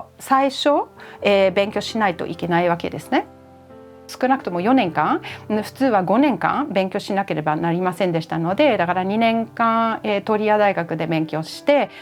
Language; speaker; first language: Japanese; non-native, fluent; German